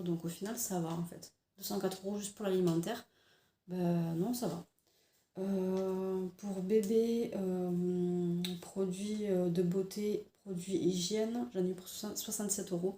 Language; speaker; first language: French; native; French